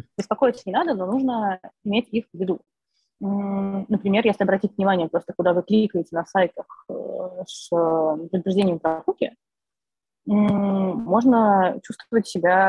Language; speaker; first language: Russian; native; Russian